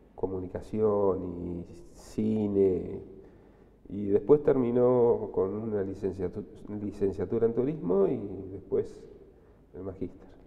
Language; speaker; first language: Spanish; native; Spanish